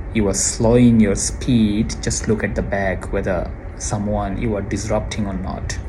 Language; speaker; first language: English; non-native, local second language; Sylheti